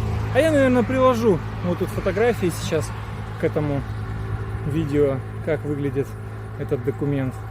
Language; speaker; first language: Russian; native; Russian